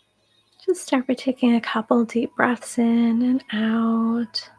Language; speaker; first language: English; native; English